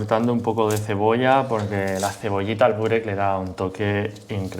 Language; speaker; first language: Spanish; non-native, fluent; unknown